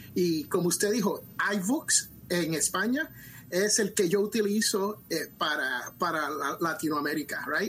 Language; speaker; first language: Spanish; early bilingual, other home language; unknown